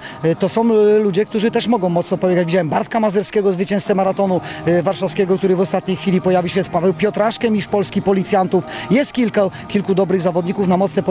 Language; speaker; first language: Polish; native; Polish